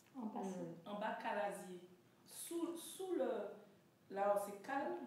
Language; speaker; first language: French; native; French